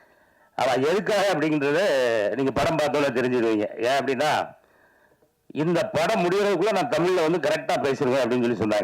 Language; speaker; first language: Tamil; native; Tamil